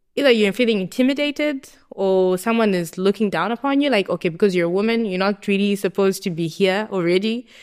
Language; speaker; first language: English; non-native, local second language; Shona